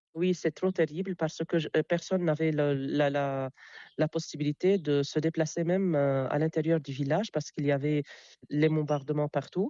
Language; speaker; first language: French; non-native, local second language; Arabic